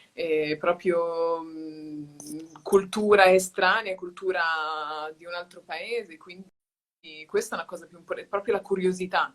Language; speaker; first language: Italian; early bilingual, other home language; Arabic